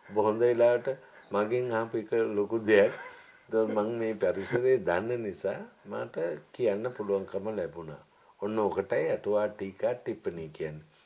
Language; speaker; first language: Sinhala; native; Sinhala